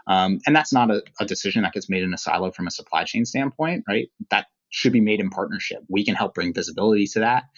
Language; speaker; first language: English; native; English